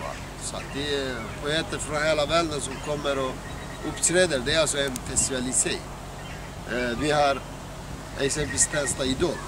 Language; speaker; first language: Swedish; non-native, fluent; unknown